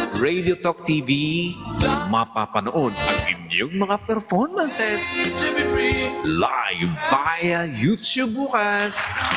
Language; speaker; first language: Filipino; native; Filipino